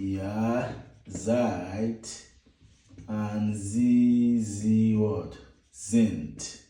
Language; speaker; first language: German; non-native, fluent; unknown